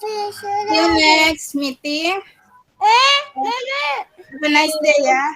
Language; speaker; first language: English; non-native, fluent; Indonesian